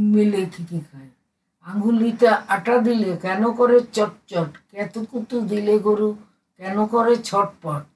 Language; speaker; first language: Bangla; native; Bangla